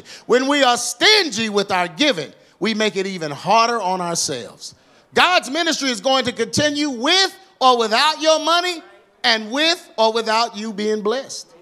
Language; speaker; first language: English; native; English